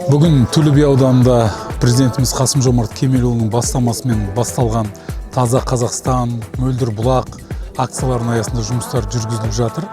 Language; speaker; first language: Kazakh; native; Kazakh